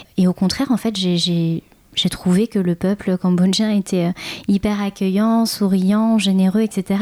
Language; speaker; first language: French; early bilingual, other home language; Khmer